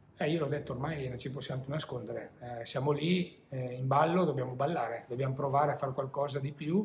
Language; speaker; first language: Italian; native; Italian